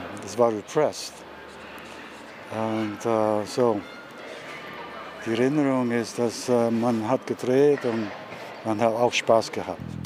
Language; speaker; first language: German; early bilingual, heritage; German